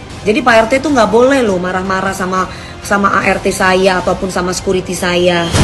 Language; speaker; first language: Indonesian; native; Indonesian